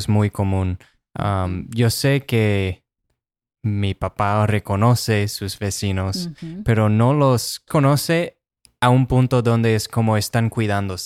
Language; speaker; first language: Spanish; non-native, fluent; English